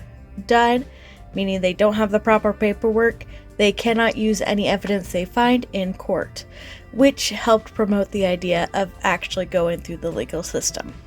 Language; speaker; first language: English; native; English